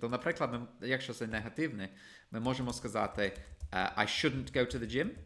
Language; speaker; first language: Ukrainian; non-native, fluent; English